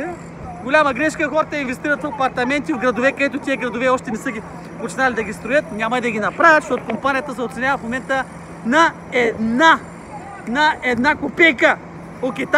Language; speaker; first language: Bulgarian; native; Bulgarian